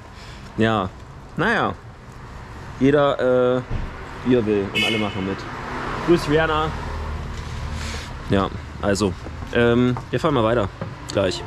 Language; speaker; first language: German; native; German